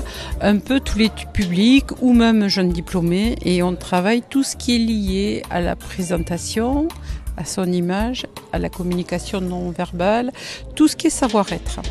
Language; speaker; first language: French; native; French